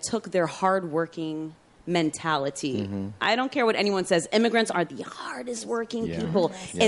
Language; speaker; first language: English; early bilingual, other home language; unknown